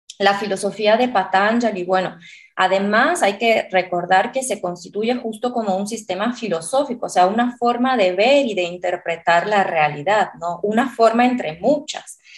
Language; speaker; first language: Spanish; non-native, fluent; Italian